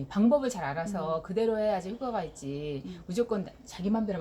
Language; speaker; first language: Korean; native; Korean